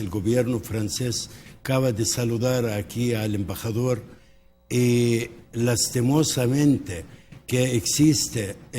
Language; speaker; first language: Spanish; early bilingual, heritage; Spanish